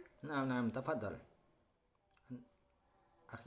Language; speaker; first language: Arabic; non-native, learner; Indonesian